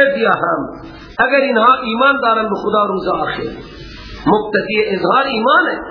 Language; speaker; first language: Persian; native; Persian